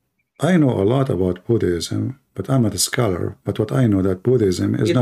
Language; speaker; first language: English; non-native, fluent; Arabic